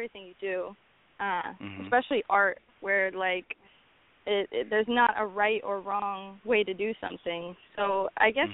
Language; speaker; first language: English; native; English